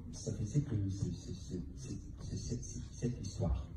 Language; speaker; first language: French; non-native, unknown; English